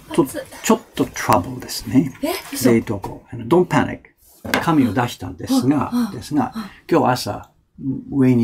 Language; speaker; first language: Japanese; non-native, fluent; English